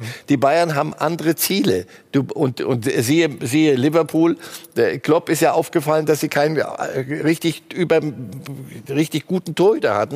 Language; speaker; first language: German; native; German